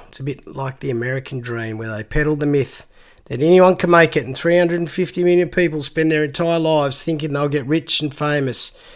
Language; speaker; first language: English; native; English